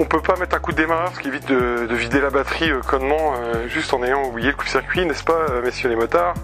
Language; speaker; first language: French; native; French